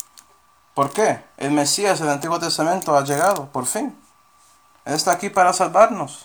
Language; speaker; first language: Spanish; non-native, fluent; English